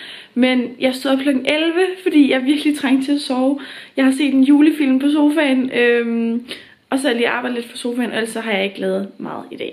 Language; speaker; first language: Danish; native; Danish